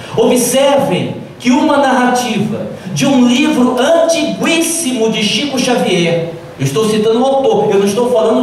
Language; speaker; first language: Portuguese; native; Portuguese